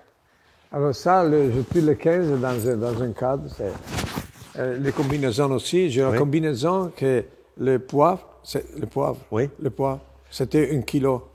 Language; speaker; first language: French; non-native, learner; Italian